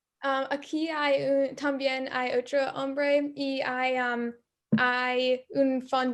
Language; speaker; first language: Spanish; non-native, learner; English